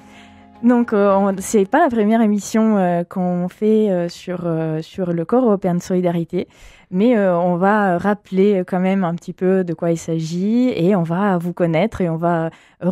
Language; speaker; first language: French; native; French